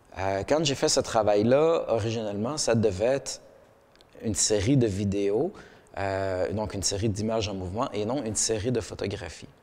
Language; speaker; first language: French; early bilingual, other home language; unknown